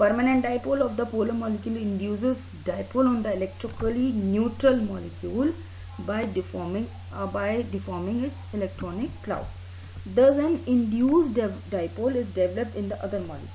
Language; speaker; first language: English; non-native, local second language; Hindi